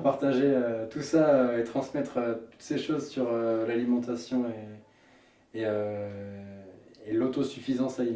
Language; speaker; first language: French; native; French